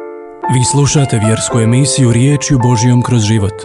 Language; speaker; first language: Croatian; native; Croatian